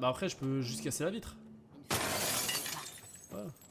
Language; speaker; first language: French; native; French